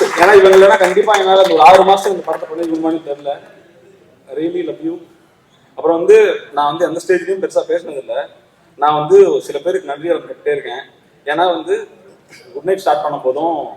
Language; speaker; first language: Tamil; native; Tamil